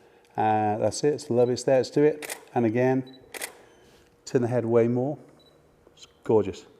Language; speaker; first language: English; native; English